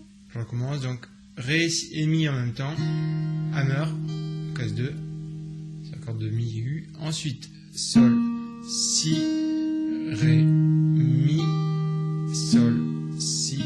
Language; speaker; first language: French; native; French